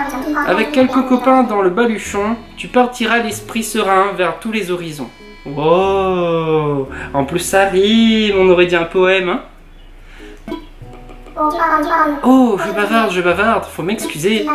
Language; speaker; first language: French; native; French